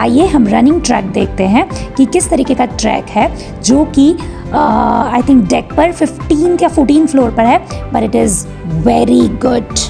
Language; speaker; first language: Hindi; native; Hindi